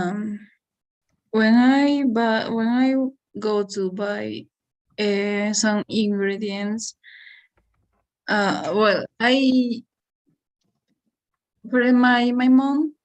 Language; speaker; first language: English; non-native, learner; Spanish